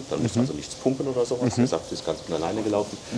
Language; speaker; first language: German; native; German